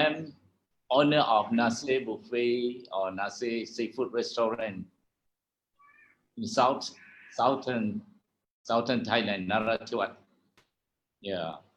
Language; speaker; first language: English; non-native, learner; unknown